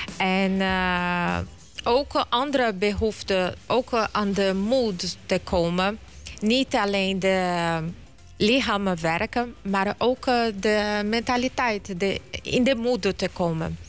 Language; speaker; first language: Dutch; non-native, learner; Portuguese